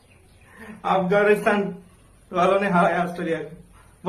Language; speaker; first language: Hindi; non-native, learner; Bangla